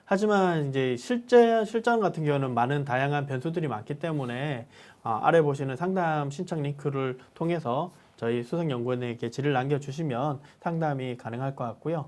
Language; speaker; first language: Korean; native; Korean